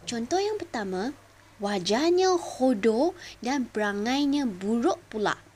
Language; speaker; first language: Indonesian; non-native, local second language; Chinese